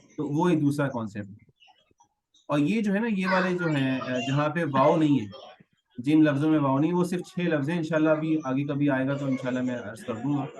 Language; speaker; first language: Urdu; native; Urdu